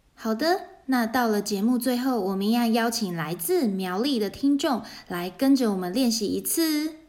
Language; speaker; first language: Chinese; native; Chinese